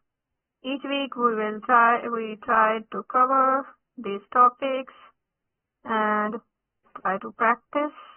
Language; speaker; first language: English; non-native, local second language; Urdu